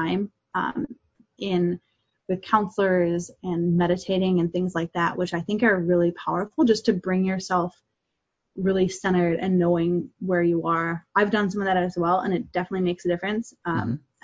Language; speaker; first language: English; native; English